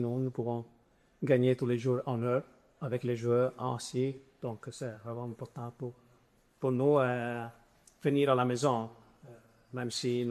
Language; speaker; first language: French; non-native, fluent; Italian